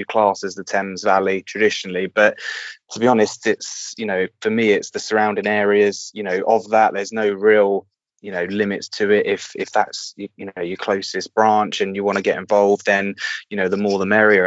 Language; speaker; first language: English; native; English